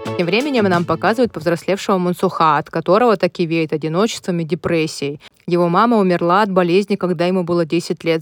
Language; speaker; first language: Russian; native; Russian